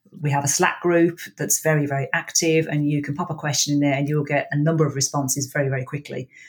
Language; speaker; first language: English; native; English